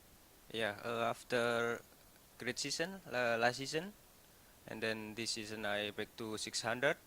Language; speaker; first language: English; non-native, learner; Indonesian